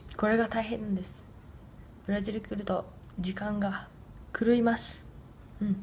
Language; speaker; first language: Japanese; early bilingual, other home language; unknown